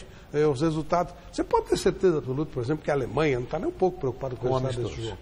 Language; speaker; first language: Portuguese; native; Portuguese